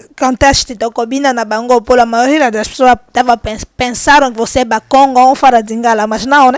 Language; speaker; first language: Portuguese; non-native, fluent; Lingala